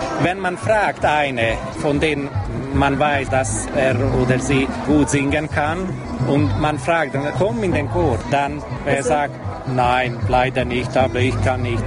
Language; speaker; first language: German; non-native, local second language; Hungarian